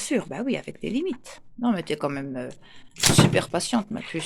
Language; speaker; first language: French; native; French